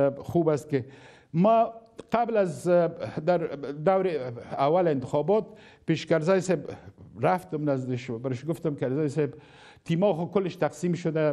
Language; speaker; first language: Persian; non-native, local second language; Pashto